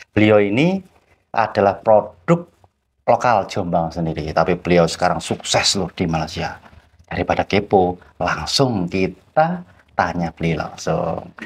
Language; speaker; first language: Indonesian; non-native, local second language; Javanese